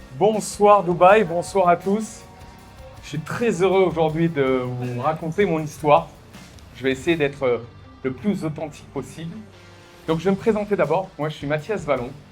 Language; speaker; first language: French; native; French